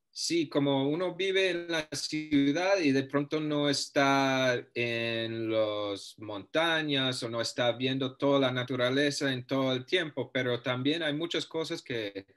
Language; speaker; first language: Spanish; non-native, fluent; English